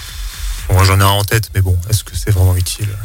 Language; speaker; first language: French; native; French